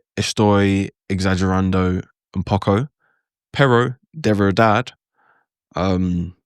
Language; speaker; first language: Spanish; non-native, fluent; English